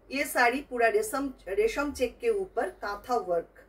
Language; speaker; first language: Hindi; non-native, local second language; Bangla